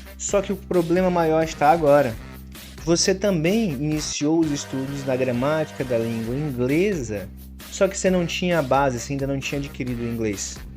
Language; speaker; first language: Portuguese; native; Portuguese